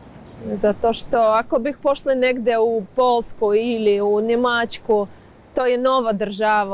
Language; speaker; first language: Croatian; non-native, learner; Ukrainian